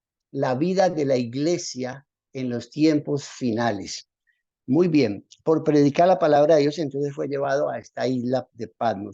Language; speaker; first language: Spanish; native; Spanish